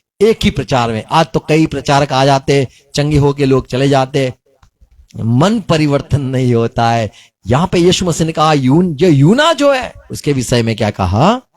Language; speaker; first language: Hindi; non-native, local second language; Gujarati